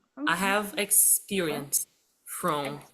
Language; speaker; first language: English; non-native, fluent; Portuguese